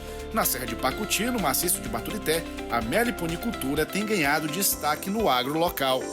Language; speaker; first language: Portuguese; native; Portuguese